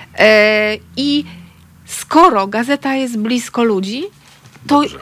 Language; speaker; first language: Polish; native; Polish